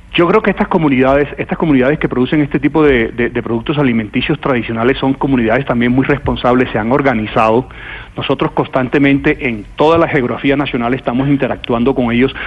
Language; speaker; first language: Spanish; native; Spanish